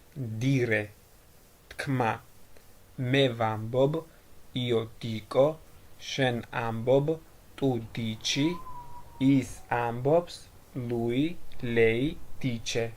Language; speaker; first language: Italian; non-native, fluent; Georgian